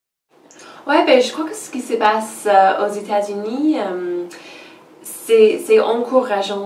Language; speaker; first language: French; non-native, fluent; English